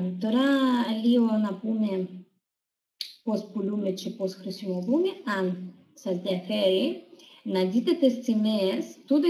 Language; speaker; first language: Greek; non-native, fluent; Russian